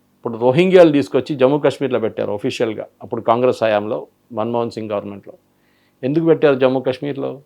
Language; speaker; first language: Telugu; non-native, local second language; Malayalam